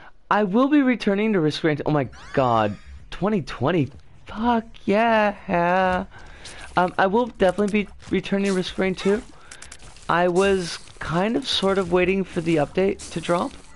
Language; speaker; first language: English; native; English